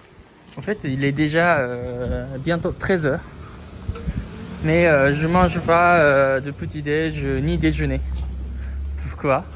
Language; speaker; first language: French; non-native, fluent; Japanese